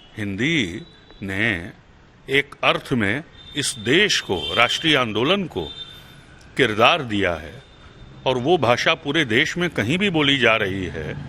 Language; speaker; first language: Hindi; native; Hindi